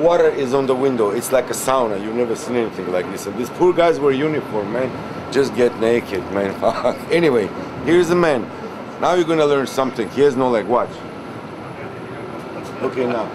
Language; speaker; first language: English; non-native, fluent; Armenian